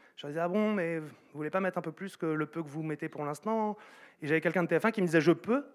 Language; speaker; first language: French; native; French